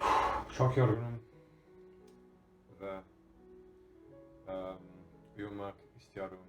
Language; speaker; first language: Turkish; non-native, learner; English